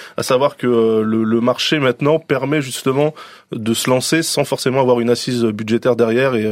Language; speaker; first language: French; native; French